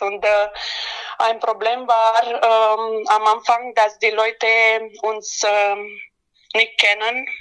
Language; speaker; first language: German; non-native, learner; Romanian